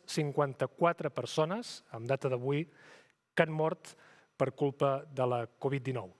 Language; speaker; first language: Catalan; native; Catalan